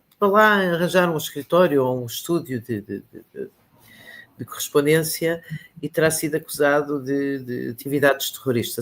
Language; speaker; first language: Portuguese; native; Portuguese